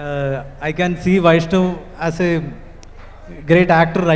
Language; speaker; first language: Telugu; non-native, learner; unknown